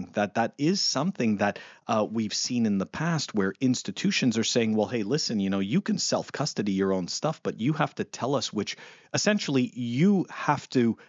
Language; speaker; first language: English; native; English